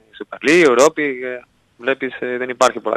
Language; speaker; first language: Greek; non-native, learner; Spanish